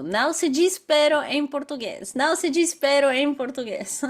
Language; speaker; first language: Portuguese; non-native, fluent; Bulgarian